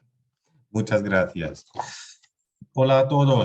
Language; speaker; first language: Spanish; non-native, fluent; Russian